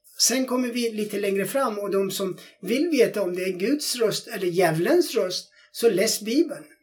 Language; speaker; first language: Swedish; non-native, fluent; Persian